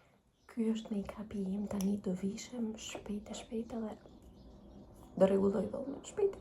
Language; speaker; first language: Albanian; early bilingual, heritage; Albanian